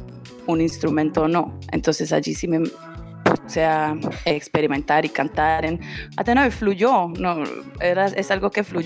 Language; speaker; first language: Spanish; early bilingual, heritage; Spanish